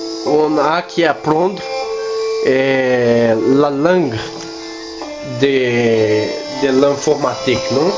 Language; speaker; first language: French; non-native, learner; Spanish